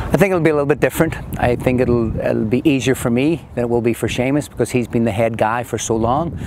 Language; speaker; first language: English; native; English